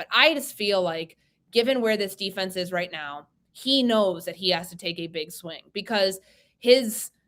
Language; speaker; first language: English; native; English